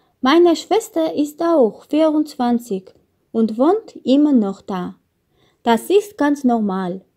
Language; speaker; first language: German; non-native, learner; Armenian